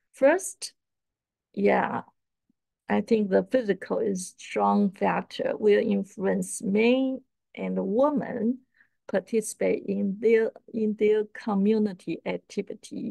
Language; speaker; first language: English; non-native, fluent; Chinese